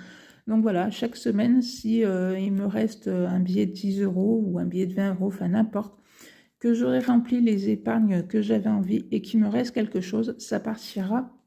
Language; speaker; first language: French; native; French